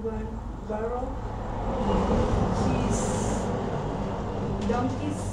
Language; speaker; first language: English; non-native, learner; Spanish